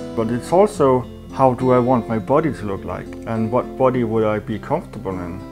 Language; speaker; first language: English; non-native, fluent; Danish